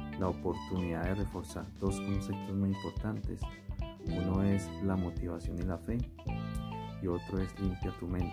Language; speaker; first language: Spanish; native; Spanish